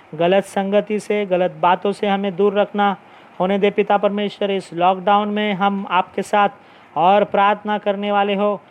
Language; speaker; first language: Hindi; non-native, local second language; Telugu